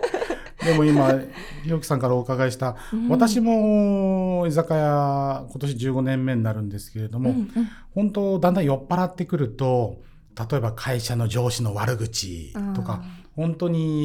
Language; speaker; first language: Japanese; native; Japanese